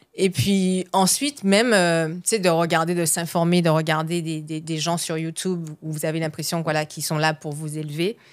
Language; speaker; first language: French; native; French